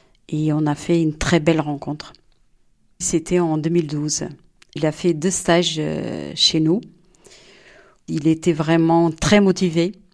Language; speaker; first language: French; non-native, fluent; Portuguese